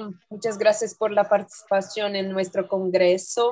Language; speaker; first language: Spanish; non-native, fluent; Portuguese